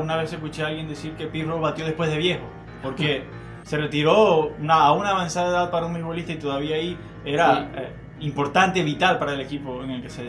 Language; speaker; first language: Spanish; native; Spanish